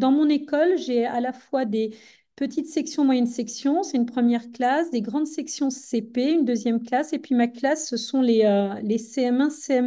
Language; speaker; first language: French; native; French